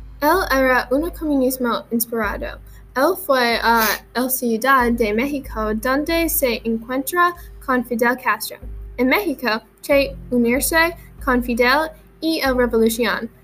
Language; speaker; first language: Spanish; non-native, learner; English